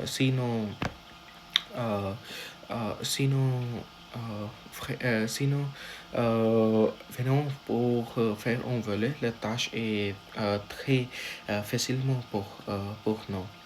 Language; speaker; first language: French; non-native, learner; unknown